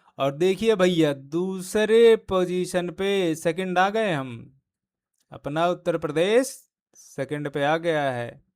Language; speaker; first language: Hindi; native; Hindi